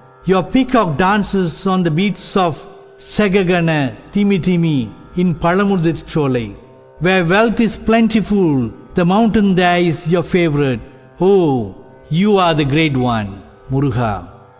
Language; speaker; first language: English; non-native, local second language; Tamil